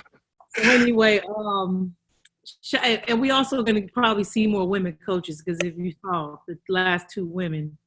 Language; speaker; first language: English; native; English